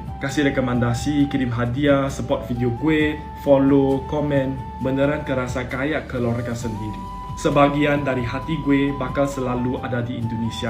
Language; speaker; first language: Indonesian; non-native, fluent; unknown